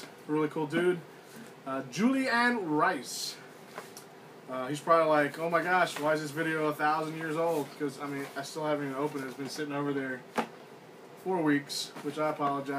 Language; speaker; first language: English; native; English